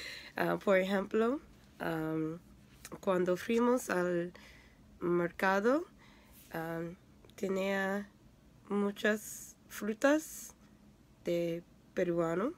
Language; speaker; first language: Spanish; non-native, learner; English